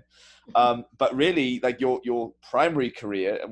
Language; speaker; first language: English; native; English